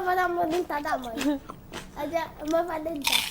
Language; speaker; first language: Portuguese; early bilingual, other home language; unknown